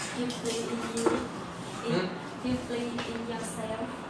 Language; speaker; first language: English; non-native, learner; Vietnamese